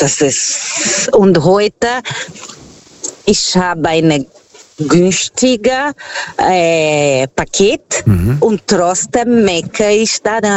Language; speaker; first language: German; non-native, fluent; Portuguese